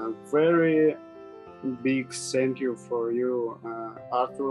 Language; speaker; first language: English; non-native, learner; Russian